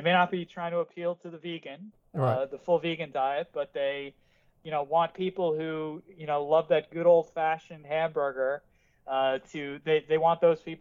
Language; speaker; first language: English; native; English